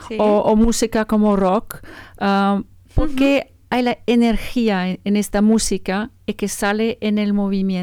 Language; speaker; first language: Spanish; non-native, learner; French